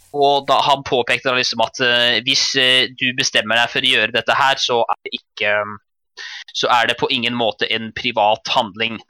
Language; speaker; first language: Norwegian; native; Norwegian